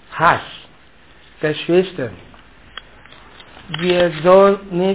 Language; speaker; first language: German; non-native, learner; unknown